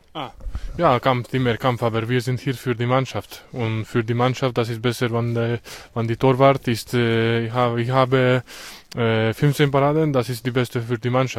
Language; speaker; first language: German; non-native, learner; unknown